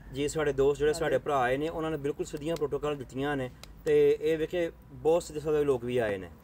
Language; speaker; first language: Punjabi; native; Punjabi